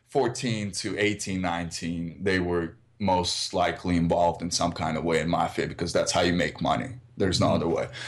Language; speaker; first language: English; early bilingual, other home language; Russian